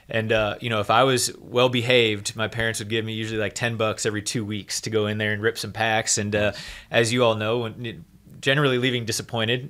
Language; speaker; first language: English; native; English